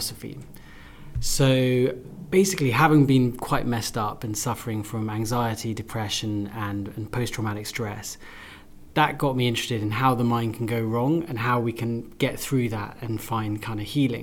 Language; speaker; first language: English; native; English